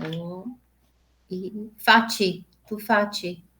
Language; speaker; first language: Italian; non-native, learner; Portuguese